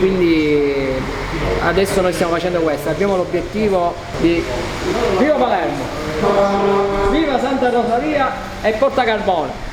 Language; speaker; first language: Italian; native; Italian